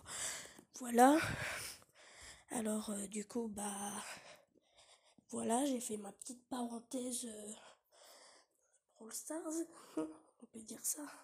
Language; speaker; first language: French; native; French